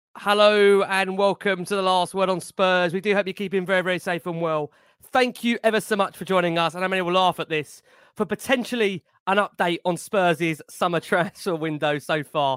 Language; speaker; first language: English; native; English